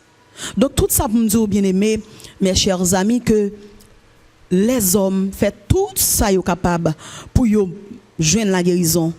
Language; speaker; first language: French; non-native, local second language; Haitian Creole